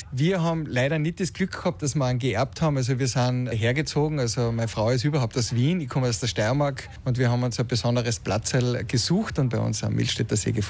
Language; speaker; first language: German; native; German